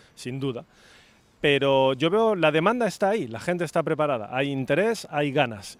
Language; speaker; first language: Spanish; native; Spanish